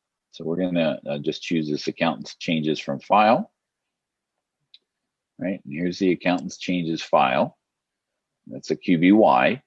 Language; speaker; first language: English; native; English